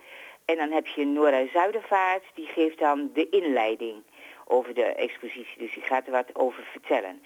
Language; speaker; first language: Dutch; native; Dutch